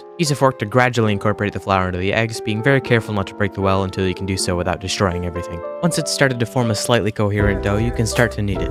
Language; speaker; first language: English; native; English